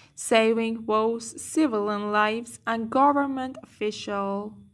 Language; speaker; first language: English; non-native, fluent; Persian